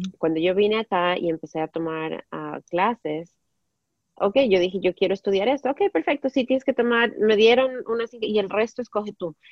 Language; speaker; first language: Spanish; native; Spanish